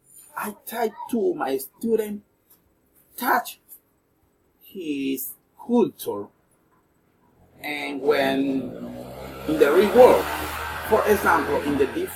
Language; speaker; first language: English; non-native, learner; Spanish